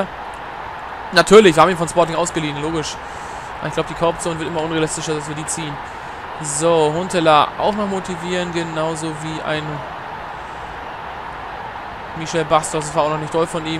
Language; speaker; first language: German; native; German